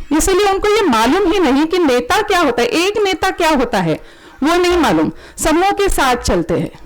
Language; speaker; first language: Hindi; non-native, local second language; Marathi